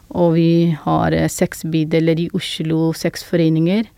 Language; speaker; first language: Norwegian; non-native, fluent; Urdu